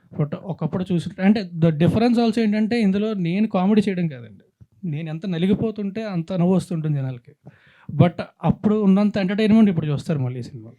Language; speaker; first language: Telugu; native; Telugu